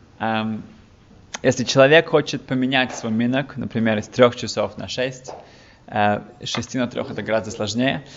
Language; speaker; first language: Russian; early bilingual, heritage; Russian